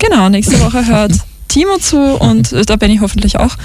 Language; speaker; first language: German; native; German